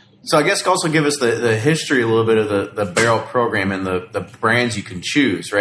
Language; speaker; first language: English; native; English